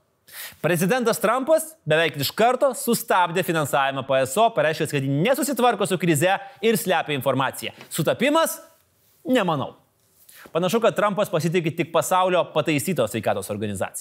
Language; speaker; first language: Lithuanian; native; Lithuanian